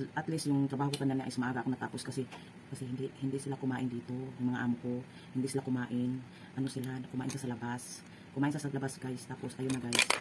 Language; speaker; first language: Filipino; non-native, local second language; Cebuano